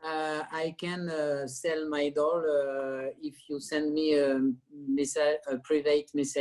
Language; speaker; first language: English; non-native, learner; French